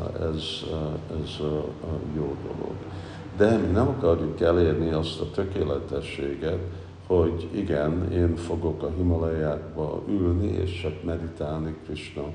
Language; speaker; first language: Hungarian; early bilingual, heritage; Hungarian